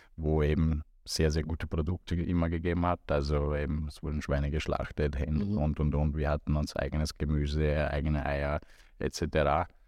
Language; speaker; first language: German; non-native, fluent; Romanian